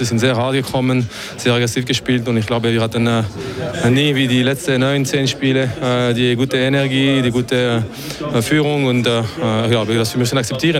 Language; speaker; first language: German; non-native, local second language; French